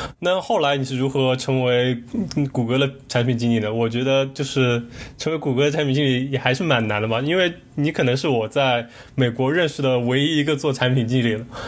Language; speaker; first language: Chinese; native; Chinese